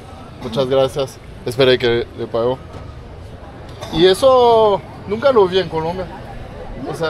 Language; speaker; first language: Spanish; non-native, fluent; French